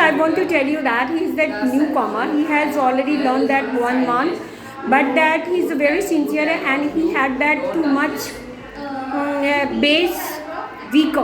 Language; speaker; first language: English; non-native, learner; Hindi